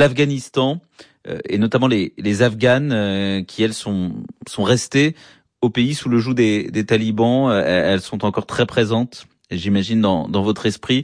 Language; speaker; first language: French; native; French